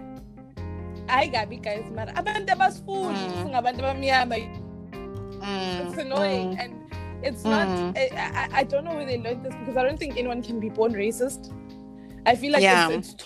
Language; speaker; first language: English; non-native, local second language; Zulu